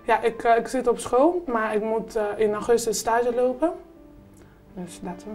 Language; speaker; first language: Dutch; early bilingual, other home language; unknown